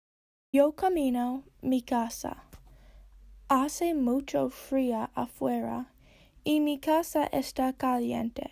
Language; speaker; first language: Spanish; non-native, learner; English